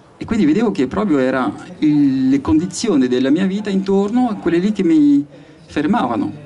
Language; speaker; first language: Italian; non-native, fluent; French